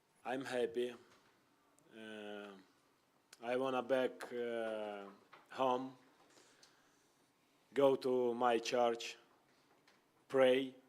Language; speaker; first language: English; non-native, learner; Ukrainian